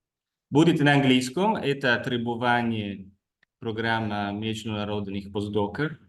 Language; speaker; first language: Russian; non-native, fluent; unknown